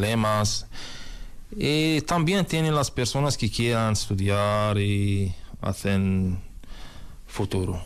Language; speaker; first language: Spanish; non-native, learner; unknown